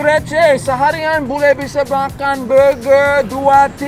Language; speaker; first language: Indonesian; non-native, learner; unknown